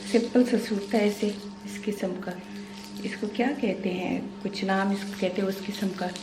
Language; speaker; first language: Urdu; non-native, local second language; Pashto